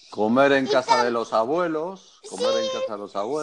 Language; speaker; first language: Spanish; native; Spanish